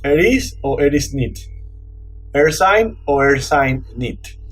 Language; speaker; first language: Dutch; non-native, learner; Spanish